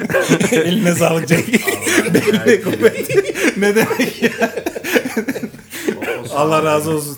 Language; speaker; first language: Turkish; native; Turkish